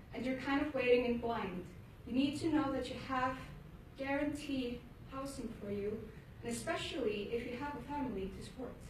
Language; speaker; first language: English; non-native, fluent; Icelandic